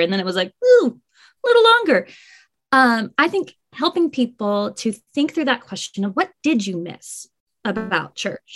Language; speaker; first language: English; native; English